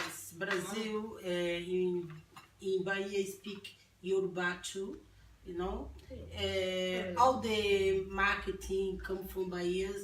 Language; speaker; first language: English; non-native, learner; Portuguese